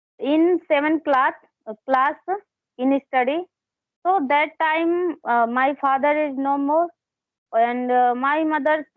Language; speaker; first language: English; non-native, learner; Hindi